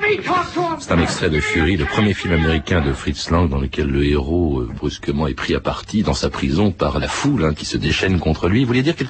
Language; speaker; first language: French; native; French